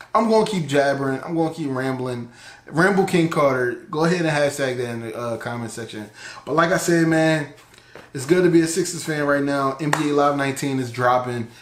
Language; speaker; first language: English; native; English